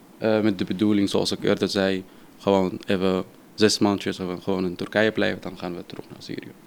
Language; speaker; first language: Dutch; non-native, fluent; Arabic